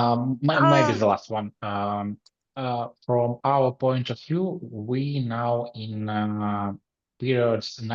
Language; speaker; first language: English; non-native, learner; Ukrainian